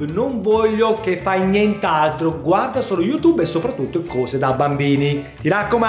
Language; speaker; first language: Italian; native; Italian